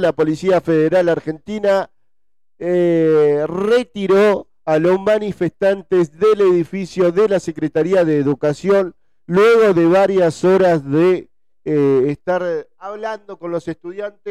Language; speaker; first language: Spanish; native; Spanish